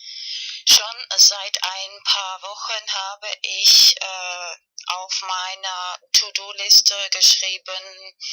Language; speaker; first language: German; non-native, fluent; Spanish